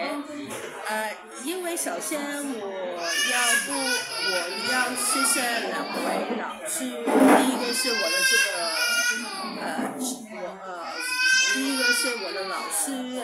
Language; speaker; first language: Chinese; non-native, local second language; Cantonese